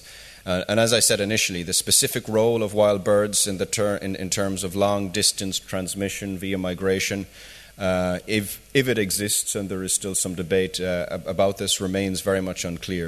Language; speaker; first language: English; native; English